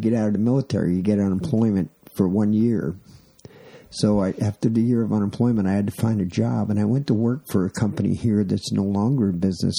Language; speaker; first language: English; native; English